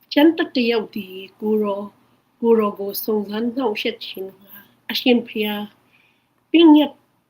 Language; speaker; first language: Burmese; non-native, local second language; Hakha Chin